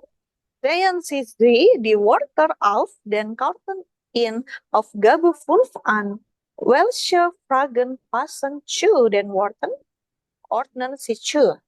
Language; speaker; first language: German; non-native, learner; Indonesian